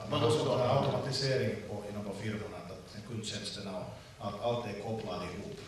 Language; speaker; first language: Swedish; non-native, local second language; Finnish